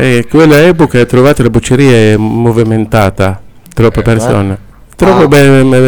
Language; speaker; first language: Italian; non-native, learner; Arabic